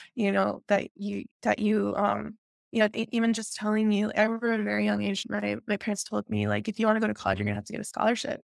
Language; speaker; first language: English; early bilingual, other home language; Spanish